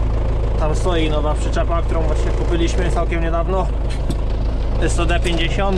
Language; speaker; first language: Polish; native; Polish